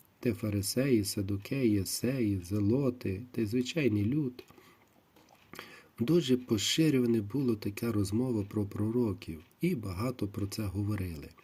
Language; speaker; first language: Ukrainian; native; Ukrainian